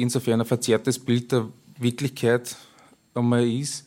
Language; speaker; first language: German; native; German